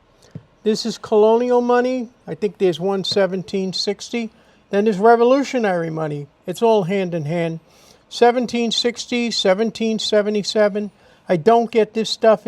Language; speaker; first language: English; native; English